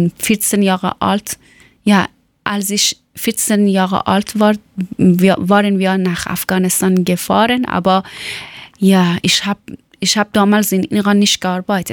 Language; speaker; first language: German; non-native, learner; Persian